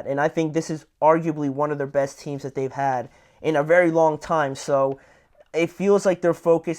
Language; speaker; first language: English; native; English